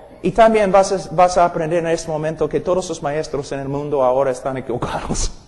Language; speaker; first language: Spanish; non-native, fluent; English